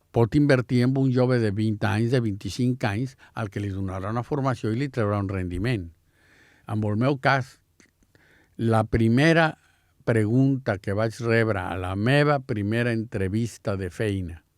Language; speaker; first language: Catalan; non-native, fluent; Spanish